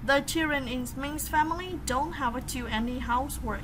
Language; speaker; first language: English; non-native, fluent; Vietnamese